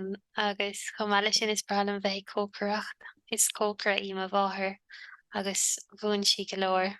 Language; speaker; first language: Irish; native; Irish